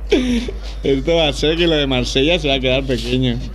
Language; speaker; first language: Spanish; native; Spanish